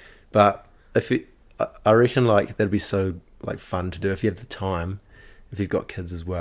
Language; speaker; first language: English; native; English